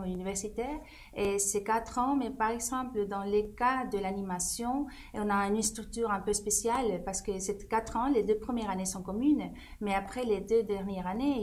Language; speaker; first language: French; non-native, fluent; Spanish